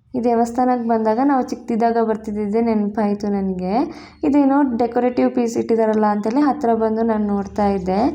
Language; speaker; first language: Kannada; non-native, local second language; Tulu